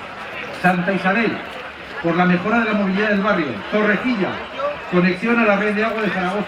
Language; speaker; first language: Spanish; native; Spanish